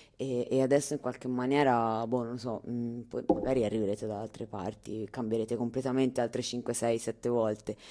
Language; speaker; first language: Italian; native; Italian